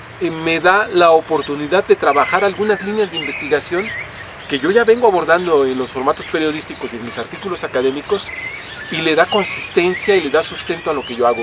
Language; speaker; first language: Spanish; native; Spanish